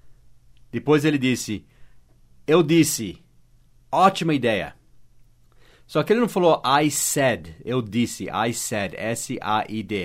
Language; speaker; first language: Portuguese; non-native, fluent; English